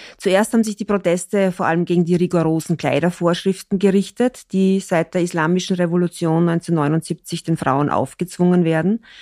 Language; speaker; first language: German; native; German